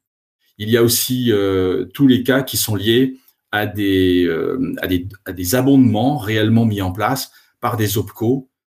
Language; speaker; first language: French; native; French